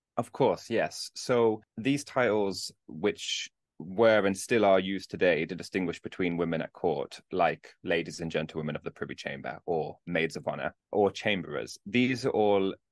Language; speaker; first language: English; native; English